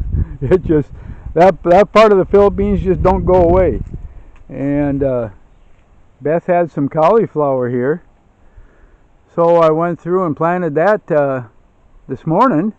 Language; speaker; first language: English; native; English